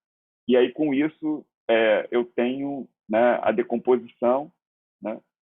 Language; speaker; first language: Portuguese; native; Portuguese